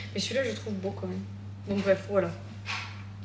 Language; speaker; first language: French; native; French